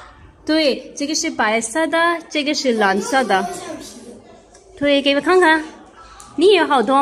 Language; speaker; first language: Chinese; non-native, learner; Urdu